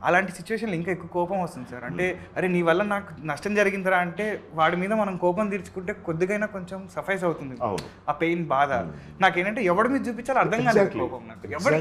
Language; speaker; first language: Telugu; native; Telugu